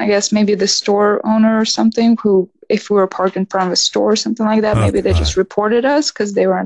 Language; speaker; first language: English; non-native, fluent; Russian